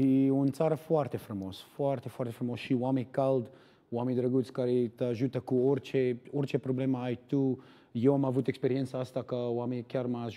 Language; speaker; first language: Romanian; non-native, learner; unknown